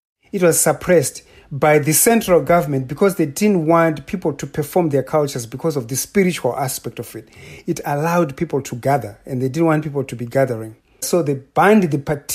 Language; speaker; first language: English; non-native, local second language; Shona